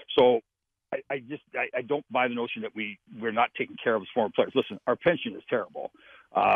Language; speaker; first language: English; native; English